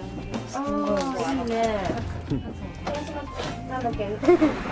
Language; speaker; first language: Japanese; native; Japanese